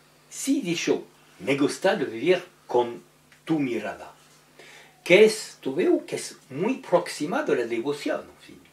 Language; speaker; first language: Spanish; non-native, learner; French